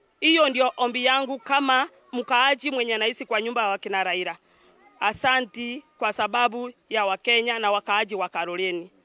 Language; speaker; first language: Swahili; non-native, local second language; Gusii